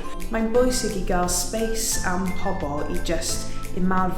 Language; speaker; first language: Welsh; non-native, learner; English